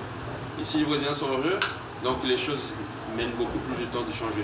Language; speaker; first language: French; non-native, fluent; Portuguese